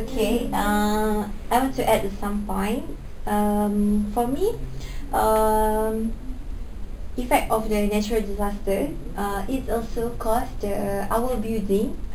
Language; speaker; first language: English; non-native, local second language; Malay